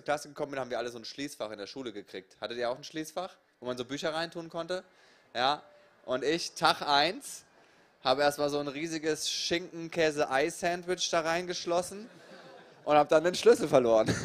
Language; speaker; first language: German; native; German